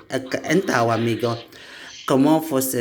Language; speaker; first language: Portuguese; non-native, learner; Indonesian